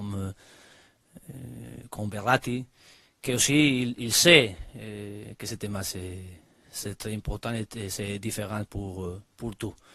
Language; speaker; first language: French; non-native, learner; Spanish